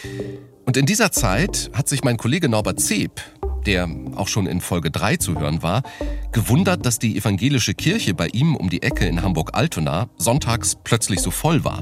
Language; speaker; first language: German; native; German